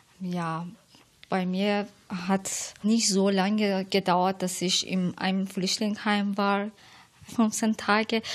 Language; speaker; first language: German; non-native, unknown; Persian